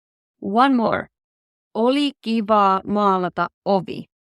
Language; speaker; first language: Finnish; non-native, fluent; English